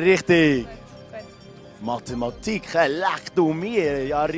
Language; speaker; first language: German; native; German